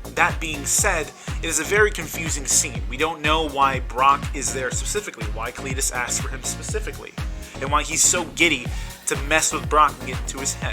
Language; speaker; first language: English; native; English